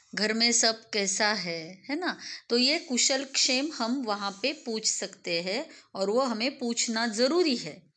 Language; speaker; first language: Hindi; non-native, local second language; Marathi